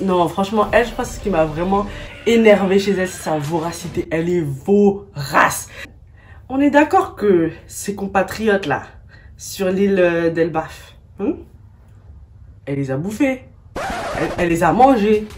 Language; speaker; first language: French; native; French